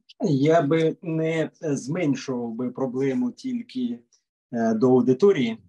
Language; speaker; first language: Ukrainian; native; Ukrainian